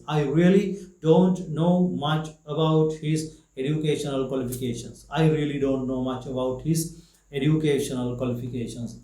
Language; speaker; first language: English; non-native, local second language; Sinhala